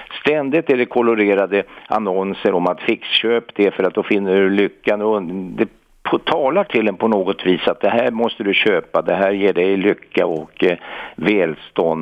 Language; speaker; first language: Swedish; native; Swedish